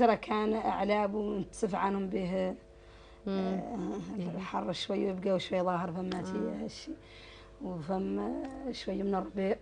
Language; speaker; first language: Arabic; native; Arabic